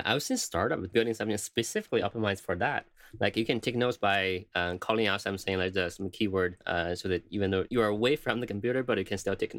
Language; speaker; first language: English; non-native, fluent; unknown